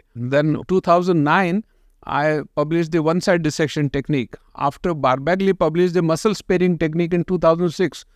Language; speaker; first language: English; non-native, local second language; Marathi